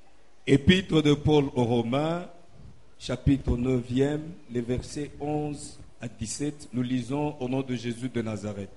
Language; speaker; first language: French; non-native, local second language; Lingala